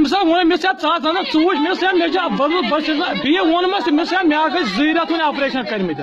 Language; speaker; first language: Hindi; non-native, local second language; Kashmiri